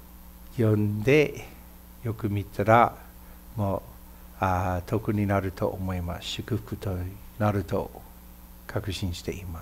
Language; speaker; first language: Japanese; non-native, fluent; English